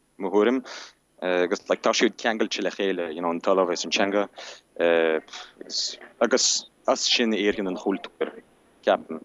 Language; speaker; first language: Irish; non-native, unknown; Arabic